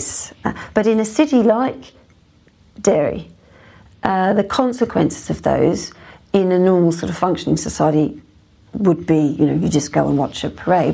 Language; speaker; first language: English; native; English